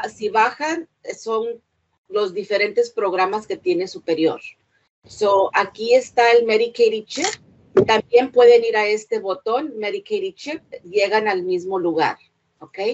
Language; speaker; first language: Spanish; early bilingual, heritage; Spanish